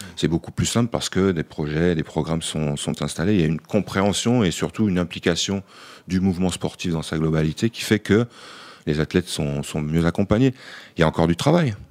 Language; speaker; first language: French; native; French